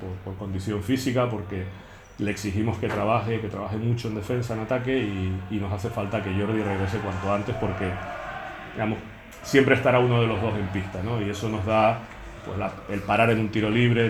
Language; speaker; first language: Spanish; native; Spanish